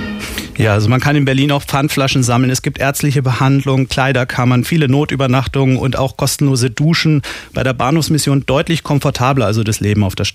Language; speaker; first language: German; native; German